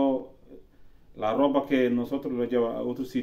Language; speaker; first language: Spanish; non-native, learner; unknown